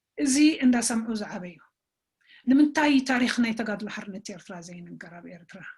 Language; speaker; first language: Tigrinya; native; Tigrinya